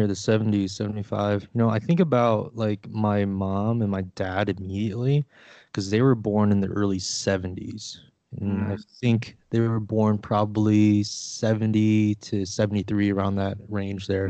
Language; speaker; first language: English; early bilingual, other home language; Vietnamese